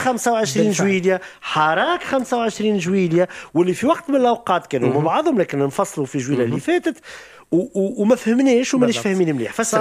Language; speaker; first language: Arabic; native; Arabic